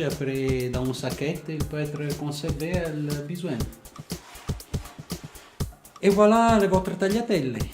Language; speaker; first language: French; non-native, fluent; Italian